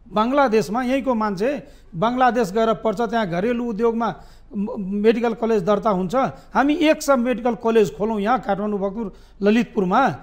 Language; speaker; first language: Nepali; native; Nepali